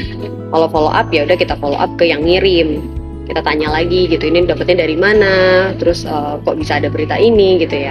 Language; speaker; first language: Indonesian; native; Indonesian